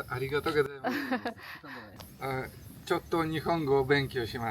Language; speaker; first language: Japanese; non-native, learner; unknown